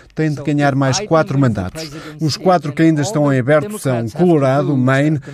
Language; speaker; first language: Portuguese; non-native, fluent; English